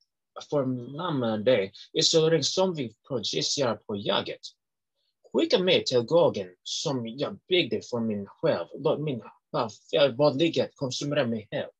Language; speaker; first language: Swedish; non-native, learner; English